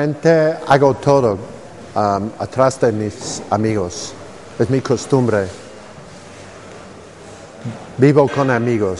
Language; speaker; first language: Spanish; non-native, fluent; English